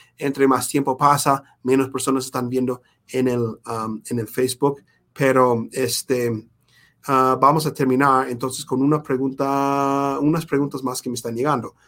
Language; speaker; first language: Spanish; non-native, fluent; English